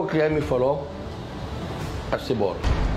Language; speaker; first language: Portuguese; non-native, fluent; French